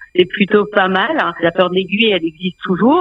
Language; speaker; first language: French; native; French